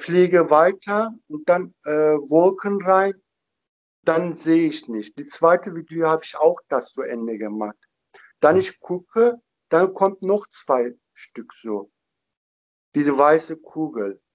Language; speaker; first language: German; non-native, learner; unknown